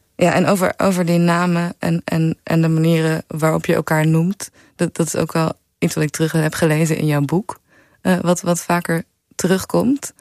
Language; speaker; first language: Dutch; native; Dutch